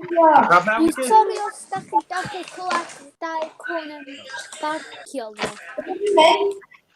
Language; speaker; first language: Welsh; non-native, local second language; English